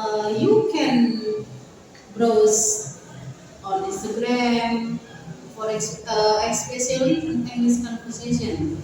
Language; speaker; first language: English; non-native, learner; Indonesian